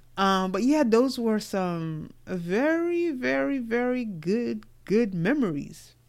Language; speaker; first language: English; native; English